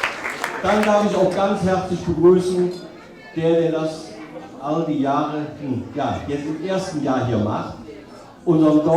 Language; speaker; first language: German; native; German